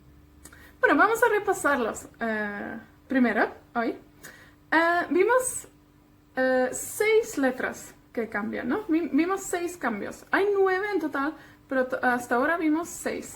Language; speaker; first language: Spanish; non-native, fluent; Welsh